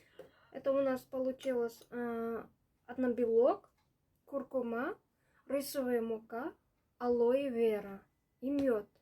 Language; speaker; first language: Russian; non-native, local second language; Uzbek